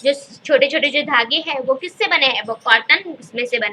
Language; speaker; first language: Hindi; native; Hindi